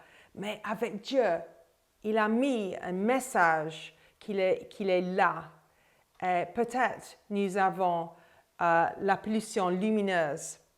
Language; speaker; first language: French; non-native, fluent; English